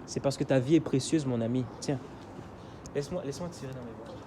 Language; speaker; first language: French; native; French